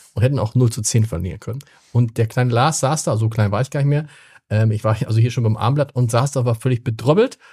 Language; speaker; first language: German; native; German